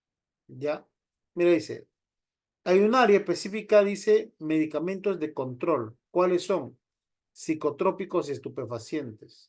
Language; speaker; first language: Spanish; native; Spanish